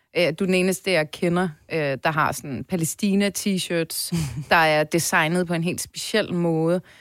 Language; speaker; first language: Danish; early bilingual, other home language; Persian